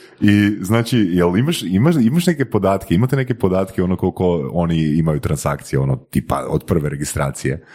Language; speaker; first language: Croatian; native; Croatian